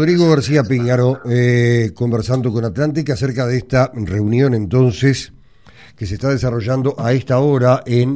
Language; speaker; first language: Spanish; native; Spanish